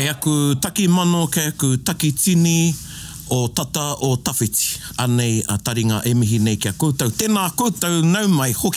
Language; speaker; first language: Māori; non-native, local second language; English